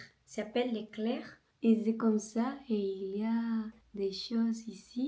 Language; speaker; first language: French; non-native, learner; Spanish